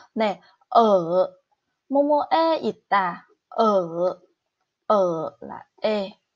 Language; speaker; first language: Korean; non-native, fluent; Vietnamese